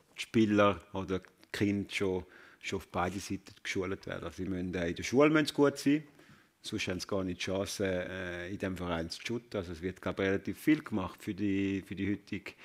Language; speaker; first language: German; native; German